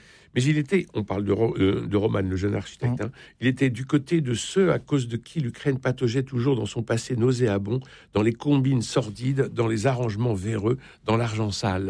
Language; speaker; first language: French; native; French